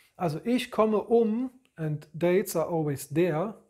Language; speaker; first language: English; non-native, fluent; German